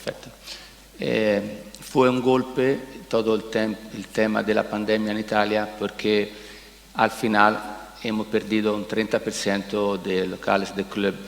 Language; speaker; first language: Spanish; non-native, learner; Italian